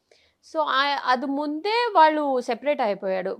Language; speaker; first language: Telugu; non-native, local second language; Tamil